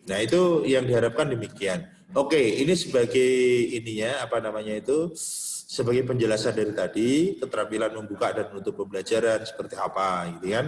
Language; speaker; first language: Indonesian; non-native, local second language; Javanese